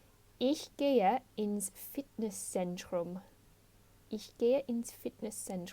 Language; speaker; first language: German; non-native, fluent; English